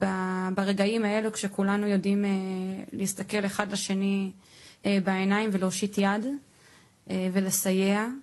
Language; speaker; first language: Hebrew; native; Hebrew